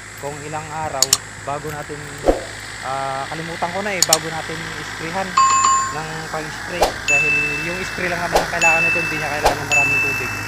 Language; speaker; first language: Filipino; non-native, local second language; Iloko